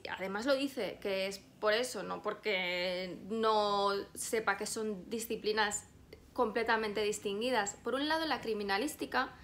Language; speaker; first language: Spanish; native; Spanish